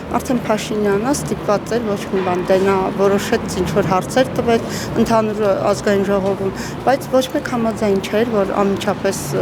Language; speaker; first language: Armenian; native; Armenian